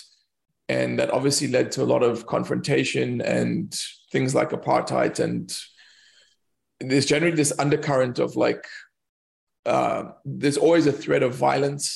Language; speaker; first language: English; native; English